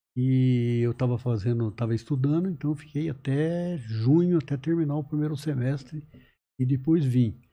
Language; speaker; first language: Portuguese; native; Portuguese